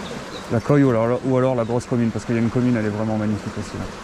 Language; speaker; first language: French; native; French